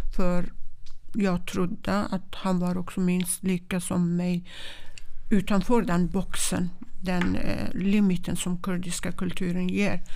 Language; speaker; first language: Swedish; non-native, fluent; Persian